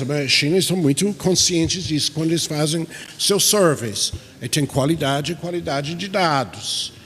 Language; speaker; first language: Portuguese; non-native, fluent; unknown